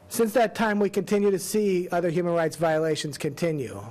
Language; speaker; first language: English; native; English